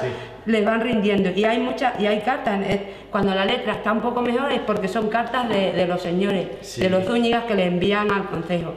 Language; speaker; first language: Spanish; native; Spanish